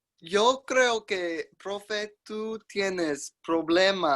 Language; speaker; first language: Spanish; non-native, learner; English